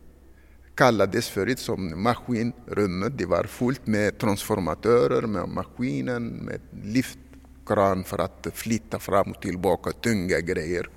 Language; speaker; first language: Swedish; non-native, fluent; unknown